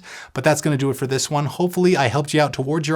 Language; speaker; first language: English; native; English